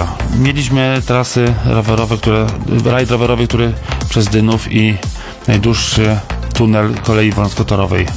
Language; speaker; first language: Polish; native; Polish